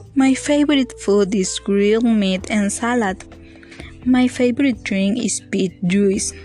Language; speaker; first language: English; non-native, learner; Spanish